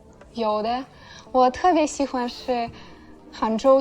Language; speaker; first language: Chinese; non-native, fluent; Russian